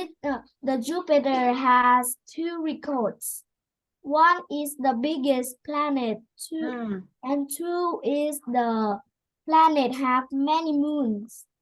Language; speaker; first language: English; non-native, learner; Vietnamese